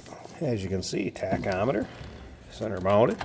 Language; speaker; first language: English; native; English